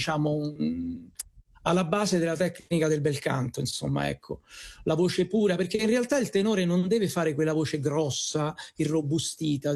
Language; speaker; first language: Italian; native; Italian